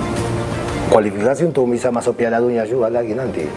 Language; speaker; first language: Indonesian; non-native, local second language; Spanish